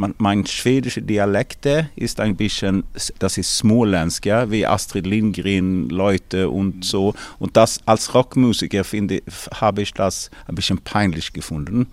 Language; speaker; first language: German; non-native, learner; Swedish